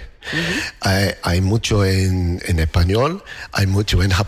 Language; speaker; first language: Spanish; non-native, learner; English